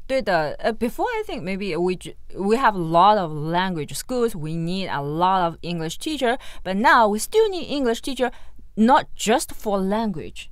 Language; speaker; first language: English; non-native, fluent; Chinese